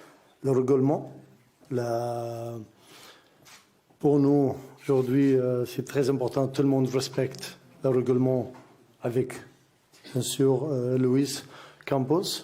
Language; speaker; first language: French; non-native, learner; Arabic